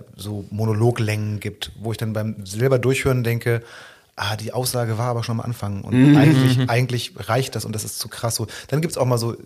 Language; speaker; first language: German; native; German